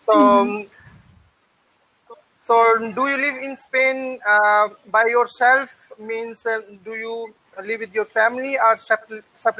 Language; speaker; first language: English; non-native, learner; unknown